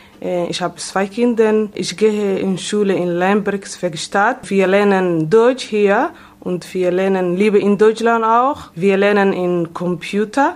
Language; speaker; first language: German; non-native, learner; Somali